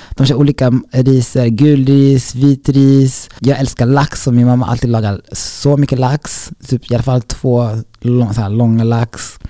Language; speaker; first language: Swedish; early bilingual, other home language; Rundi